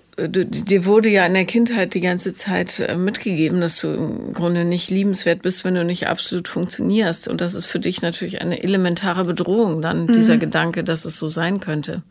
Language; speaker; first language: German; native; German